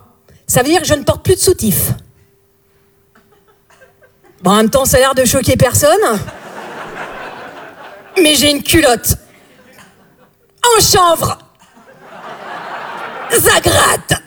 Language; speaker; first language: French; native; French